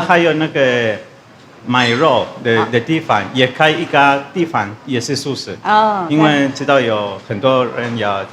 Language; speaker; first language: Chinese; non-native, learner; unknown